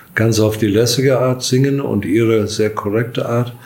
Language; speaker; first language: German; non-native, fluent; English